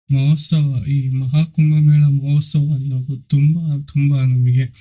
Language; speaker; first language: Kannada; non-native, local second language; Telugu